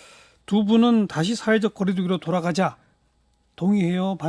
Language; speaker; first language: Korean; native; Korean